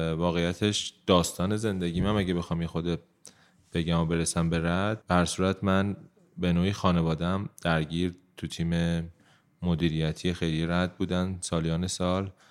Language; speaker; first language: Persian; native; Persian